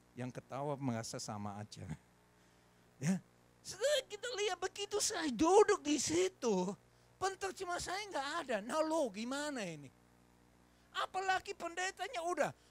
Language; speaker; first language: Indonesian; non-native, fluent; English